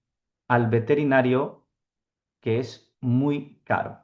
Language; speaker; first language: Spanish; non-native, fluent; Urdu